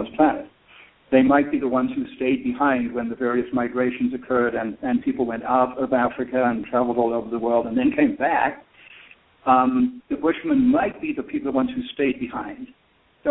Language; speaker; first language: English; native; English